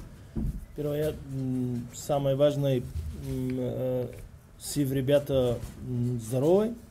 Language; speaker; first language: Russian; non-native, learner; Bulgarian